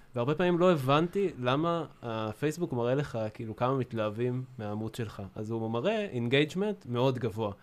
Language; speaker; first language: Hebrew; native; Hebrew